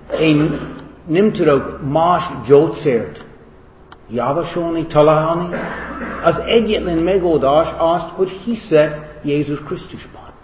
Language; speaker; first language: Hungarian; non-native, fluent; English